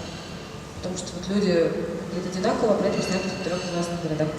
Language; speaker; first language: Russian; native; Russian